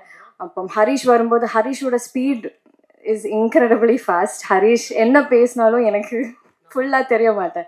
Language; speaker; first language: Tamil; non-native, learner; Malayalam